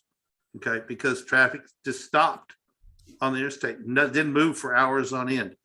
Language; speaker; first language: English; native; English